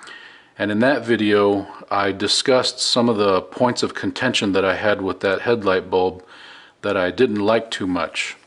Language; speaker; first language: English; native; English